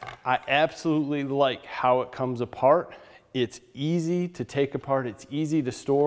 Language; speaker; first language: English; native; English